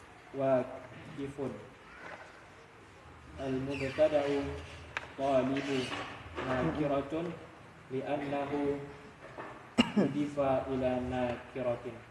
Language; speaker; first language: Arabic; non-native, learner; Indonesian